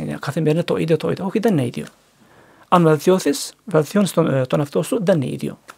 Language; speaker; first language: Greek; non-native, learner; Turkish